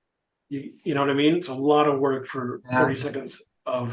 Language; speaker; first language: English; native; English